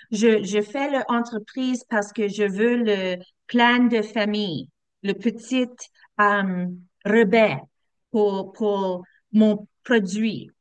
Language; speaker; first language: French; non-native, learner; English